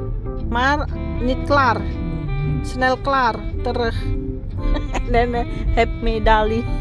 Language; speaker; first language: Dutch; non-native, learner; Indonesian